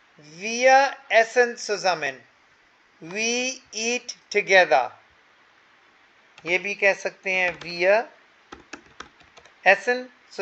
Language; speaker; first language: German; non-native, fluent; Hindi